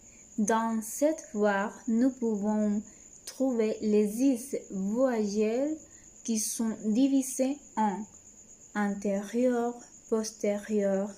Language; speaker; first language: French; non-native, learner; Spanish